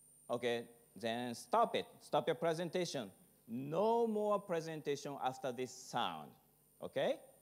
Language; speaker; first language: English; non-native, fluent; Japanese